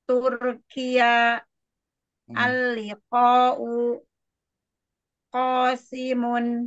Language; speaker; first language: Arabic; non-native, learner; Indonesian